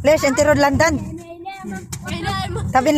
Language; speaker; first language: Arabic; non-native, learner; Filipino